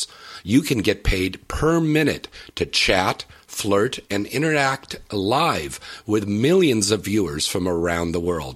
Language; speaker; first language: English; native; English